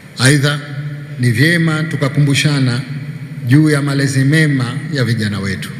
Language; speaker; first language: Swahili; native; Swahili